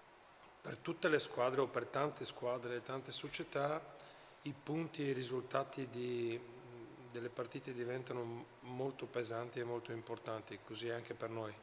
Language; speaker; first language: Italian; non-native, fluent; Bulgarian